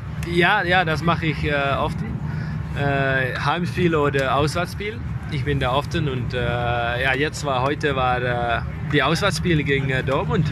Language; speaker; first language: German; non-native, learner; Dutch